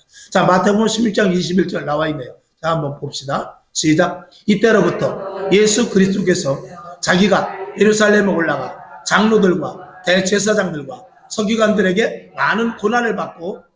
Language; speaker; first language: Korean; native; Korean